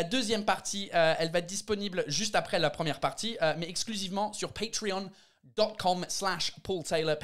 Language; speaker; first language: French; non-native, fluent; English